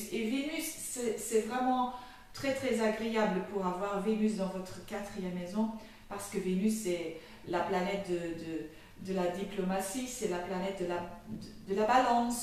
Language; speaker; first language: French; non-native, fluent; Dutch